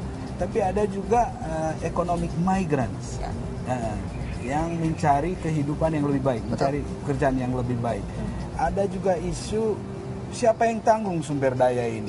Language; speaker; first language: Indonesian; native; Indonesian